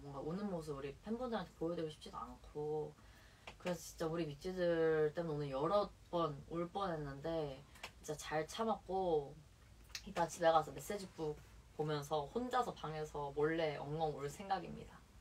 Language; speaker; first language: Korean; early bilingual, heritage; Korean